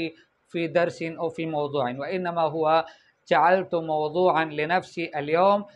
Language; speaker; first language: Arabic; non-native, fluent; Urdu